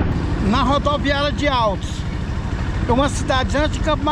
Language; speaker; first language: Portuguese; native; Portuguese